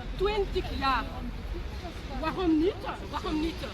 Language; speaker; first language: Dutch; non-native, learner; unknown